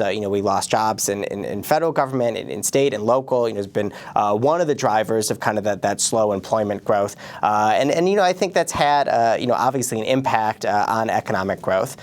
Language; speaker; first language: English; native; English